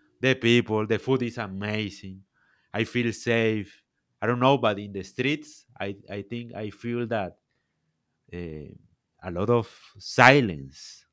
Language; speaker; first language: English; non-native, learner; Spanish